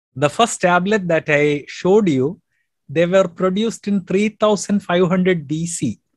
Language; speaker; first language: English; non-native, local second language; Malayalam